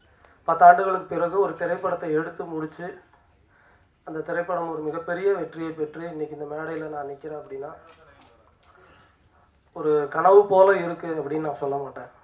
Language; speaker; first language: Tamil; native; Tamil